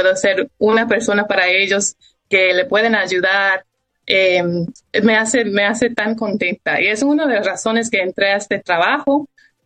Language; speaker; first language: Spanish; early bilingual, heritage; Spanish